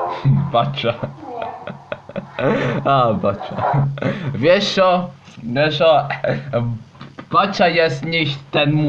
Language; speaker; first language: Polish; non-native, learner; Slovak